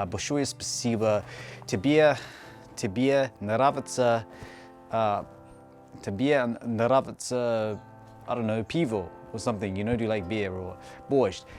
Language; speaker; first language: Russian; non-native, learner; English